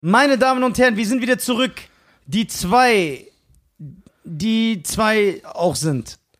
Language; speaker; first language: German; early bilingual, other home language; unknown